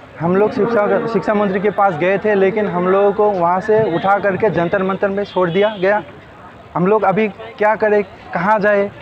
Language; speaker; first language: Hindi; non-native, local second language; Assamese